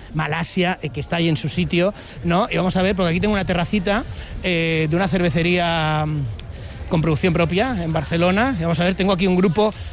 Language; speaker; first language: Spanish; native; Spanish